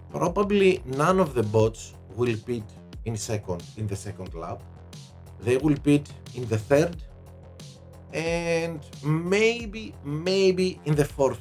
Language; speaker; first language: English; non-native, fluent; Greek